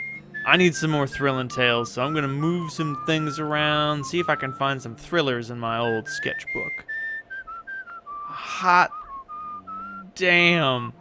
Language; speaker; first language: English; native; English